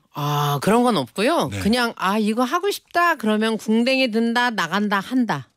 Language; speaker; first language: Korean; native; Korean